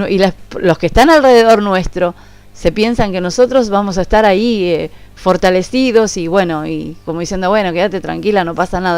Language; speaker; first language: Spanish; native; Spanish